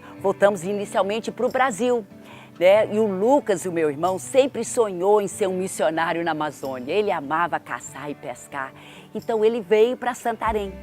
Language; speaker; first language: Portuguese; non-native, fluent; English